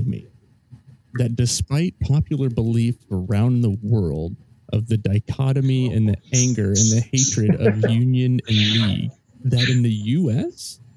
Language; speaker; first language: English; native; English